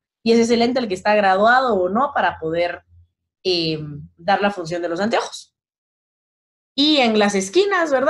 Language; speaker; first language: Spanish; native; Spanish